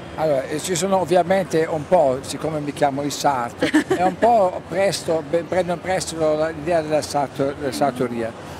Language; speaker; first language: Italian; non-native, fluent; German